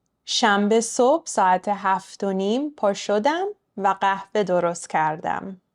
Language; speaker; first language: Persian; early bilingual, heritage; Persian